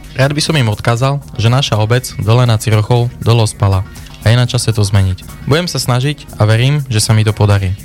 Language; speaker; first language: Slovak; native; Slovak